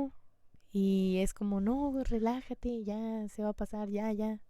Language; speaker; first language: Spanish; native; Spanish